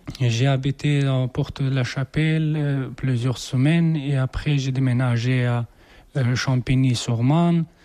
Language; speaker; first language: French; non-native, learner; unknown